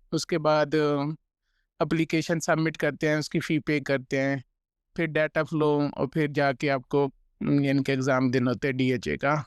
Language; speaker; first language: Urdu; non-native, local second language; Punjabi